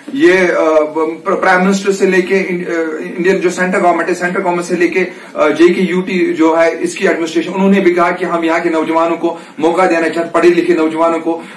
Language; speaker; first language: Hindi; non-native, local second language; Kashmiri